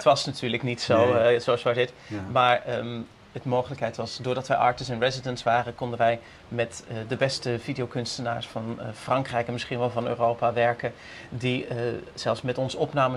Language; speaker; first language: Dutch; native; Dutch